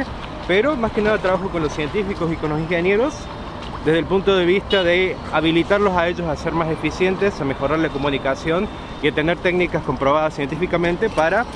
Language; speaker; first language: Spanish; native; Spanish